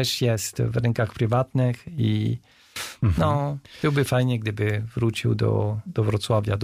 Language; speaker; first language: Polish; non-native, fluent; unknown